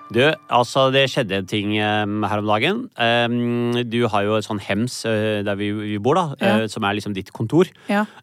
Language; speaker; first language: Norwegian; early bilingual, other home language; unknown